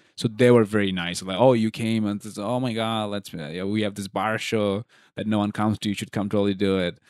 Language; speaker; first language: English; non-native, local second language; Bangla